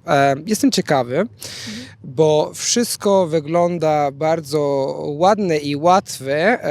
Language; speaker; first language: Polish; non-native, fluent; Italian